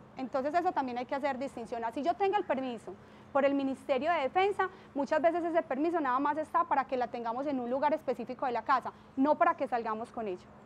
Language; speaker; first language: Spanish; native; Spanish